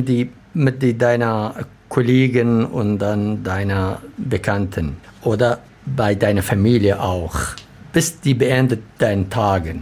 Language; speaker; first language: German; non-native, learner; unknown